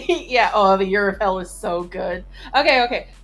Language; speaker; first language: English; native; English